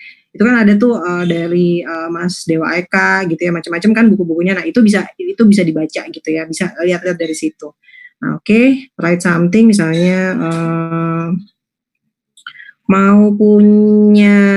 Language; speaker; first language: Indonesian; native; Indonesian